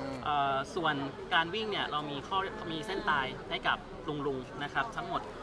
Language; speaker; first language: Thai; native; Thai